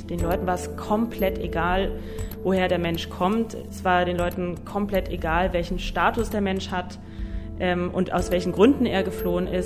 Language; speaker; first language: German; native; German